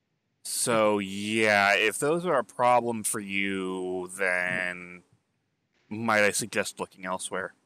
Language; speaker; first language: English; native; English